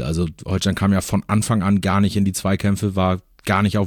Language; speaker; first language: German; native; German